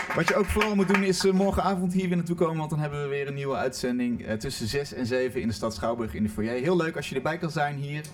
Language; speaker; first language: Dutch; native; Dutch